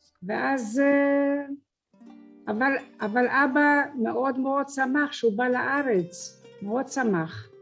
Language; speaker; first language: Hebrew; early bilingual, other home language; French